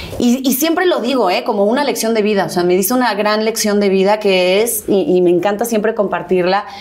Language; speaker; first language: Spanish; early bilingual, other home language; Catalan